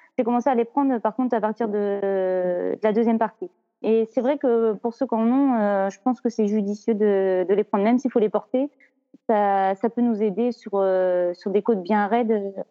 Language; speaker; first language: French; native; French